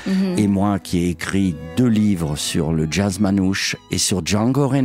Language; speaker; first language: French; native; French